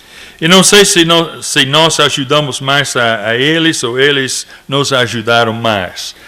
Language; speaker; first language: Portuguese; non-native, fluent; English